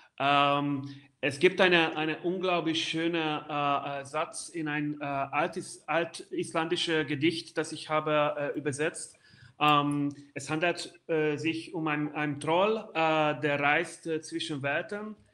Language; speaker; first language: German; non-native, fluent; Hungarian